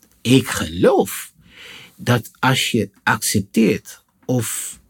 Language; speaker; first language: Dutch; non-native, fluent; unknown